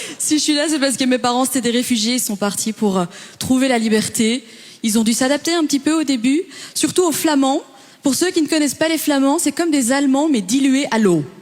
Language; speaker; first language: French; early bilingual, other home language; Persian